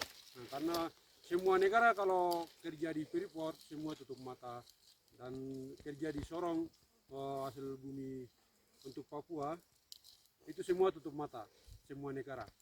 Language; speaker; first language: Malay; non-native, local second language; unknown